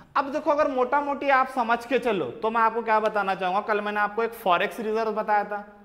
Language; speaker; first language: Hindi; native; Hindi